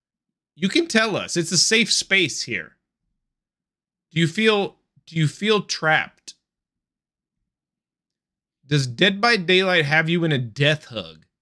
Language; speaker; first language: English; native; English